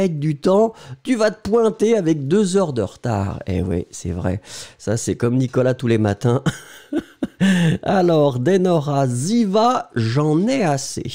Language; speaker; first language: French; native; French